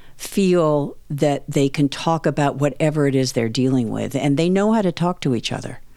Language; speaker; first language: English; native; English